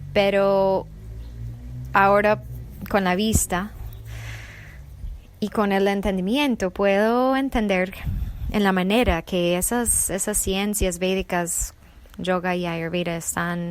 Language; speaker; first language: Spanish; non-native, fluent; English